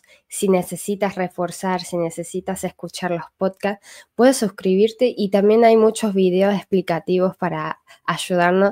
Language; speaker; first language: Spanish; non-native, fluent; Chinese